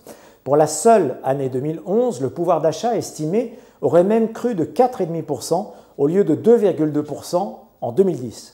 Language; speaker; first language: French; non-native, local second language; Arabic